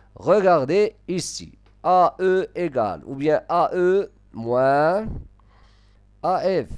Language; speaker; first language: French; non-native, local second language; Arabic